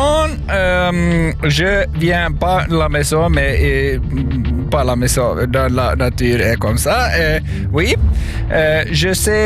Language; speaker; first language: French; non-native, learner; Swedish